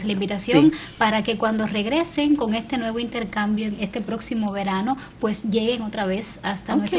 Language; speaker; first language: Spanish; native; Spanish